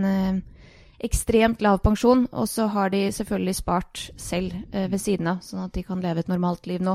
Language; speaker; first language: Norwegian; early bilingual, other home language; Bosnian